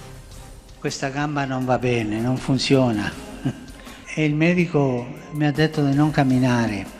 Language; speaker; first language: Italian; non-native, fluent; Spanish